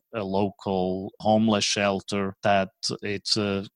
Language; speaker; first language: English; non-native, fluent; German